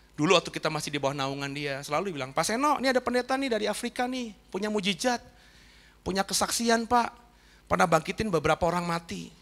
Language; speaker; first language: Indonesian; native; Indonesian